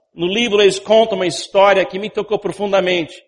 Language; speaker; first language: Portuguese; non-native, fluent; English